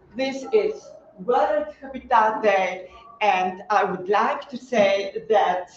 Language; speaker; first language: English; non-native, fluent; Slovenian